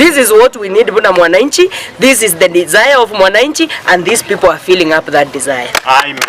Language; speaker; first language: English; non-native, local second language; Gusii